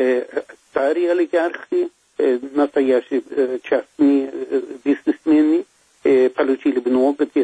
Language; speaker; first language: Russian; non-native, fluent; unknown